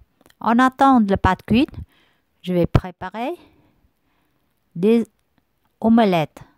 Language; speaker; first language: French; non-native, learner; Vietnamese